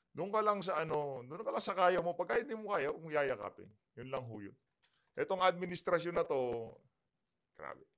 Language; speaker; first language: Filipino; native; Filipino